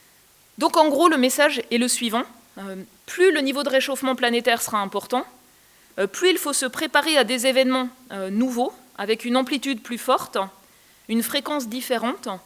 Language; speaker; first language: French; native; French